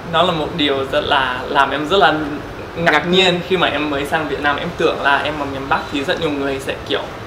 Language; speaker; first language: Vietnamese; non-native, fluent; English